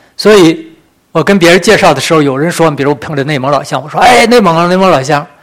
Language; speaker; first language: Chinese; native; Chinese